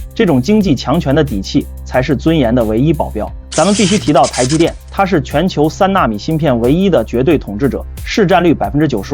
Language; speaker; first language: Chinese; native; Chinese